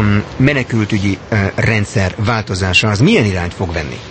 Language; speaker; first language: Hungarian; native; Hungarian